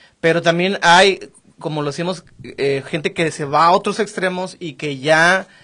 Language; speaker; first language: Spanish; native; Spanish